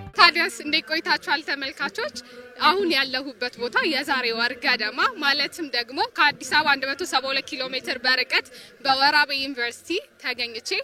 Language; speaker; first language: Amharic; native; Amharic